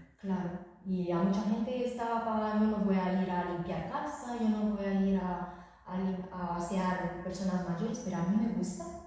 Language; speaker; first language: Spanish; non-native, fluent; Romanian